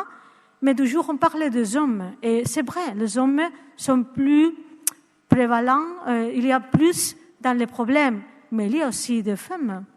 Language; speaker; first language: French; non-native, learner; Spanish